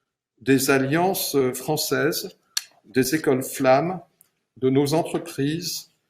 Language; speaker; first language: French; native; French